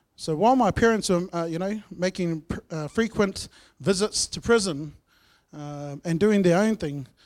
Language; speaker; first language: English; native; English